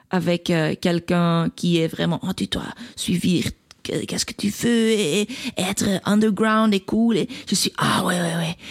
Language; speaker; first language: French; non-native, local second language; Dutch